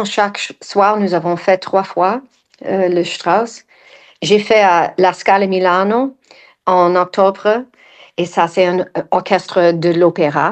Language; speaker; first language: French; non-native, fluent; English